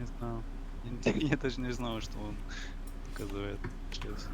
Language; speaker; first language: Russian; non-native, learner; English